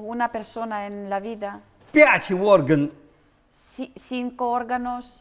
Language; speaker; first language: Spanish; non-native, learner; Russian